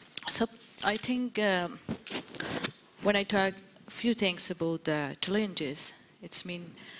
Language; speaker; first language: English; non-native, learner; Persian